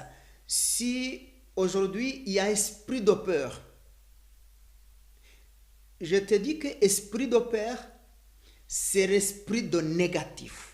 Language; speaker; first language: French; non-native, learner; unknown